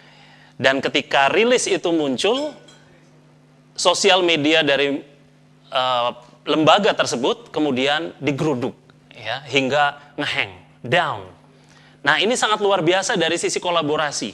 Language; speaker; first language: Indonesian; native; Indonesian